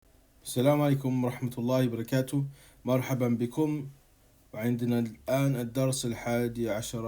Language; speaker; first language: Arabic; non-native, fluent; English